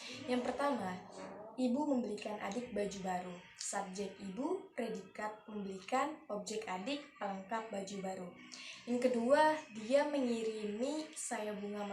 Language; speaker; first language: Indonesian; native; Indonesian